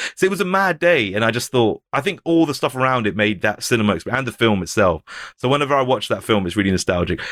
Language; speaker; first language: English; native; English